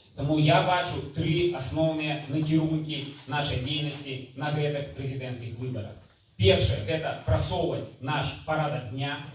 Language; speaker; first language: Belarusian; native; Belarusian